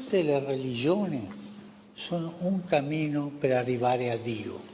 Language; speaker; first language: Italian; non-native, fluent; Spanish